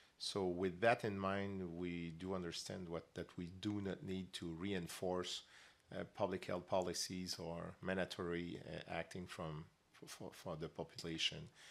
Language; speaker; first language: English; non-native, fluent; French